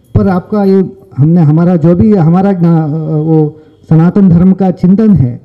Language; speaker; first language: Hindi; non-native, local second language; Kannada